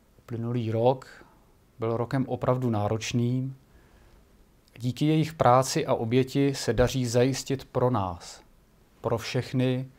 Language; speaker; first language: Czech; native; Czech